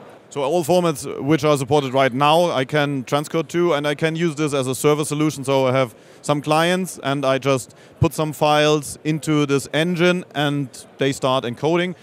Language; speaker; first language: English; non-native, fluent; German